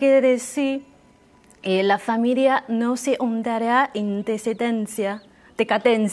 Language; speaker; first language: Spanish; non-native, fluent; Chinese